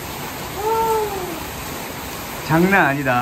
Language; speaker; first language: Korean; native; Korean